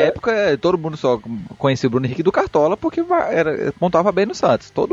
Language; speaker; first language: Portuguese; native; Portuguese